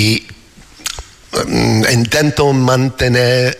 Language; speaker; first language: Spanish; non-native, learner; English